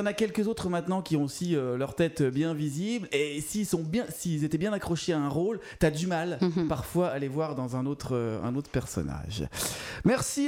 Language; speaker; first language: French; native; French